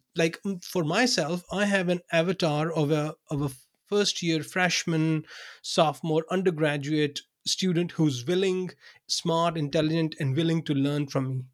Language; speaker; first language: English; non-native, local second language; Urdu